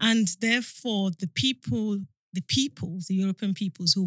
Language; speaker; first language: English; non-native, local second language; Yoruba